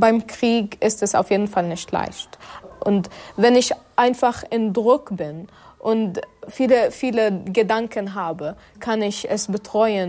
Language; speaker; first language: German; non-native, fluent; Arabic